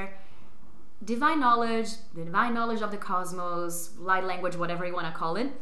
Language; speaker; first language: English; non-native, fluent; Portuguese